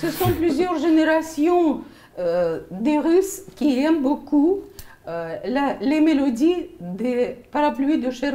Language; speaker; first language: French; non-native, fluent; Russian